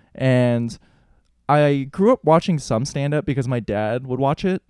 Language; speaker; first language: English; native; English